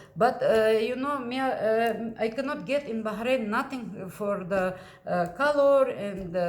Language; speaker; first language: English; non-native, learner; Russian